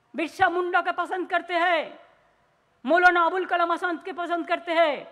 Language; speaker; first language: Hindi; non-native, local second language; Bangla